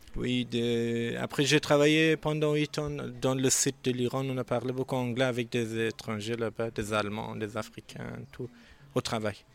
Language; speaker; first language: French; non-native, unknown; Persian